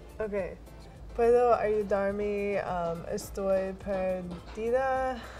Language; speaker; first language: Spanish; non-native, learner; English